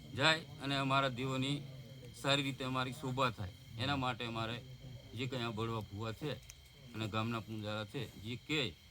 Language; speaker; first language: Gujarati; non-native, local second language; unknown